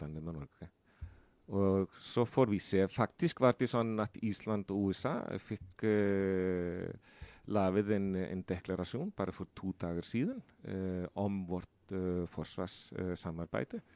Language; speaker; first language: Norwegian; non-native, fluent; Icelandic